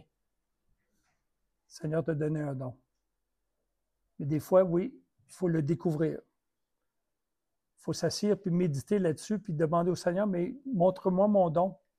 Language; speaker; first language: French; native; French